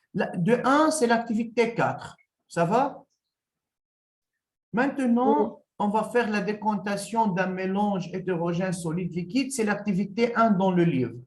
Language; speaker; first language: French; non-native, local second language; Arabic